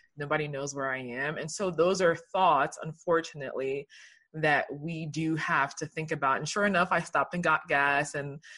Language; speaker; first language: English; early bilingual, other home language; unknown